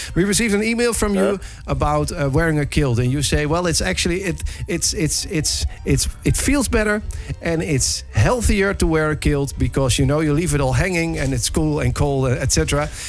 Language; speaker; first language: English; non-native, fluent; Dutch